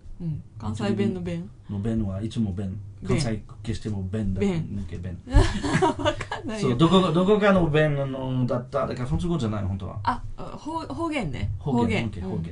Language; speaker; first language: Japanese; non-native, fluent; French